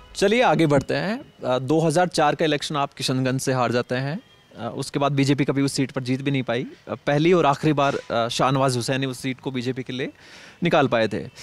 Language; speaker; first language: Hindi; native; Hindi